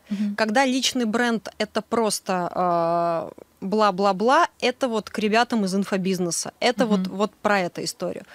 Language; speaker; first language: Russian; native; Russian